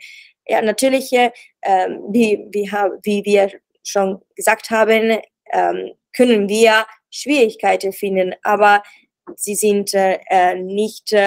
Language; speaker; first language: German; non-native, learner; Italian